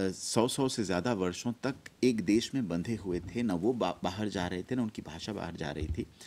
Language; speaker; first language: Hindi; early bilingual, heritage; Hindi